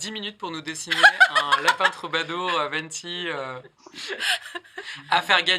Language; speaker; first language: French; native; French